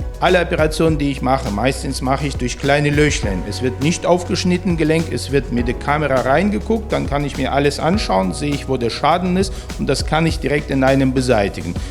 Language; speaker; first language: German; native; German